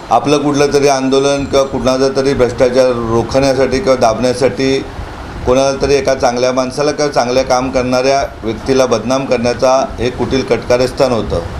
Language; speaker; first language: Marathi; native; Marathi